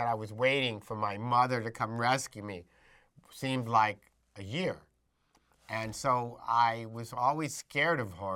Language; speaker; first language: English; native; English